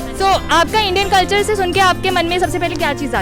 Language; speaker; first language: Hindi; native; Hindi